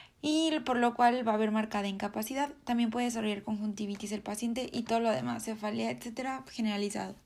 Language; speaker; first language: Spanish; native; Spanish